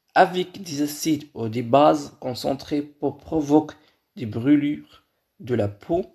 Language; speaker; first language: French; non-native, local second language; Arabic